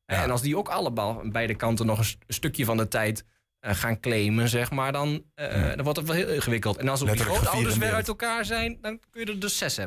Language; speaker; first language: Dutch; native; Dutch